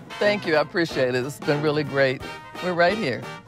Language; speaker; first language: English; native; English